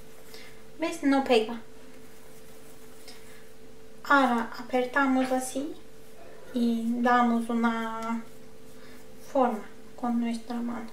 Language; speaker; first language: Spanish; non-native, learner; Turkish